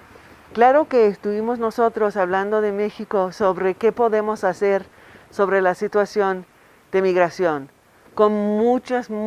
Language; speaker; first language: Spanish; non-native, fluent; English